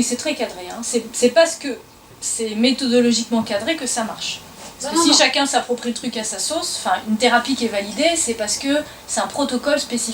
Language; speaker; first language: French; native; French